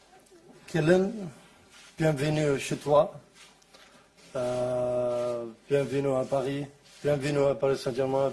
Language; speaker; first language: French; non-native, learner; Arabic